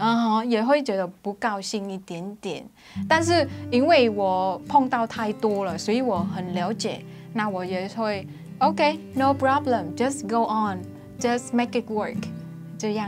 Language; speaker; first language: Chinese; non-native, fluent; Vietnamese